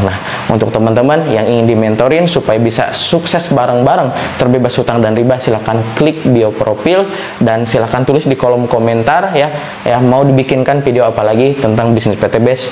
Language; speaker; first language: Indonesian; non-native, local second language; Sundanese